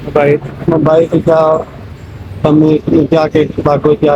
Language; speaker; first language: Filipino; non-native, learner; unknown